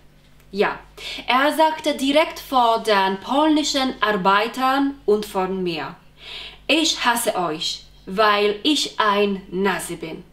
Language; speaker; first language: German; non-native, fluent; Polish